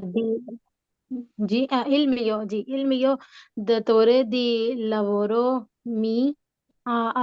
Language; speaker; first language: Italian; non-native, learner; Urdu